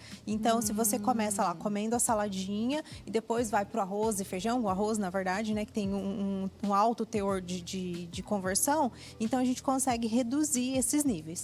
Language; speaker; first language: Portuguese; native; Portuguese